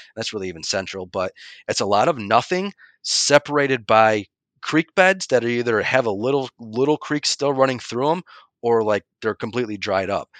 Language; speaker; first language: English; native; English